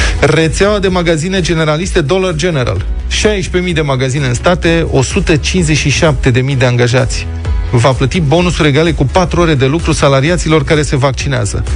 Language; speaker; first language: Romanian; native; Romanian